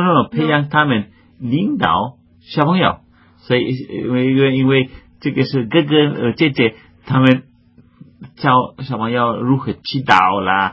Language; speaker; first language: Chinese; non-native, fluent; Spanish